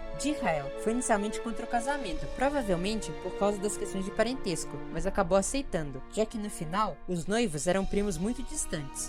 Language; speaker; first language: Portuguese; native; Portuguese